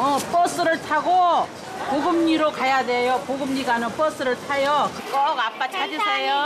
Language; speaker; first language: Korean; non-native, learner; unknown